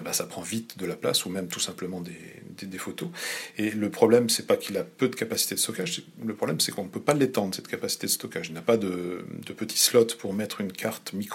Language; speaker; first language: French; native; French